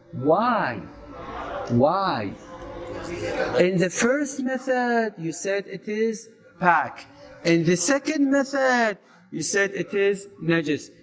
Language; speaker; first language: English; non-native, fluent; Arabic